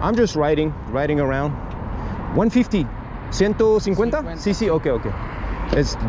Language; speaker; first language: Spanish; non-native, learner; French